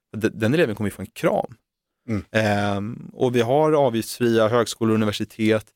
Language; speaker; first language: Swedish; native; Swedish